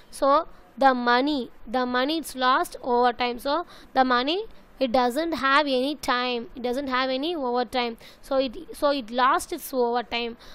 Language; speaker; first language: English; non-native, local second language; Tamil